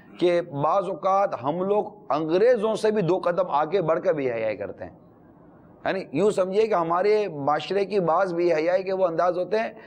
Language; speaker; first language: Urdu; native; Urdu